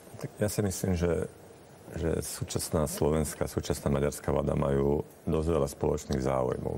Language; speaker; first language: Slovak; non-native, local second language; Hungarian